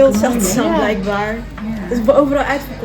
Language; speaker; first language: Dutch; early bilingual, other home language; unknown